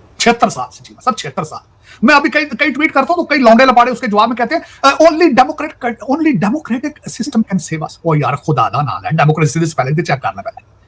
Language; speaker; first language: Urdu; non-native, local second language; Punjabi